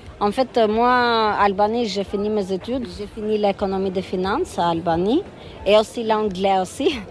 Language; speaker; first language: French; non-native, fluent; Albanian